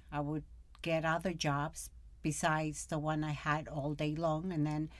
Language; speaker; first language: English; early bilingual, other home language; Spanish